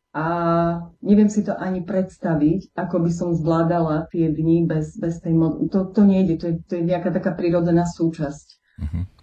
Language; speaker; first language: Slovak; native; Slovak